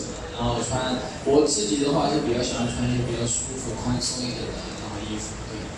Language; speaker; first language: Chinese; native; Chinese